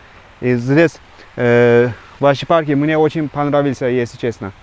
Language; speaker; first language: Russian; non-native, learner; Turkish